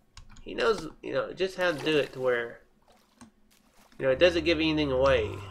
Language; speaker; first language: English; native; English